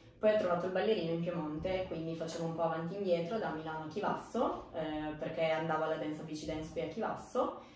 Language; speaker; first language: Italian; early bilingual, other home language; Romanian